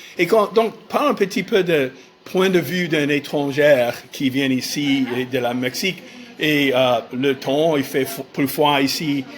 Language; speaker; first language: French; non-native, fluent; English